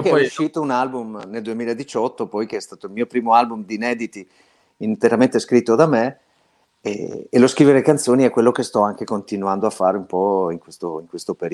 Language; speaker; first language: Italian; native; Italian